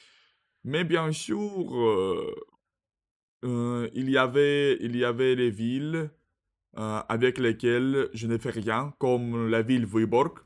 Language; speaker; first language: French; non-native, learner; Russian